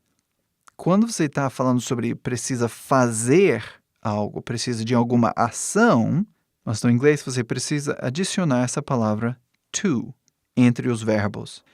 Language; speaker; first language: Portuguese; non-native, fluent; English